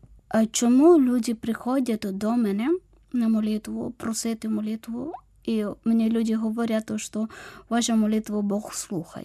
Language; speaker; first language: Ukrainian; non-native, learner; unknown